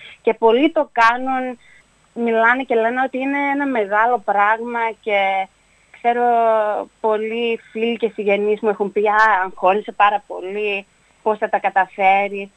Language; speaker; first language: Greek; early bilingual, heritage; Greek